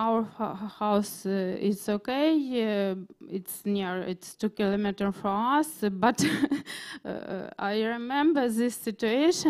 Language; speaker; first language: English; non-native, learner; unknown